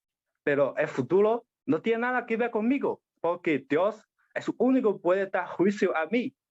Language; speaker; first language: Spanish; non-native, learner; Chinese